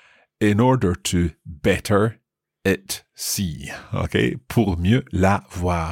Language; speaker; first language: French; non-native, fluent; English